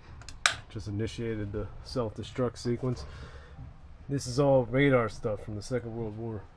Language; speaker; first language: English; native; English